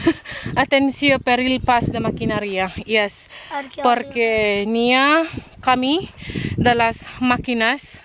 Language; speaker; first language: Catalan; non-native, learner; Filipino